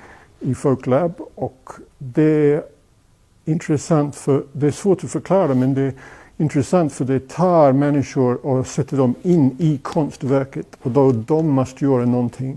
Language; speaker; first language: Swedish; non-native, fluent; English